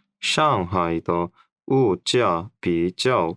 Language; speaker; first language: Chinese; non-native, learner; Korean